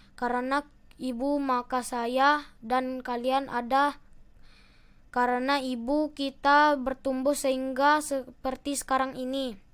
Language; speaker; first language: Indonesian; native; Indonesian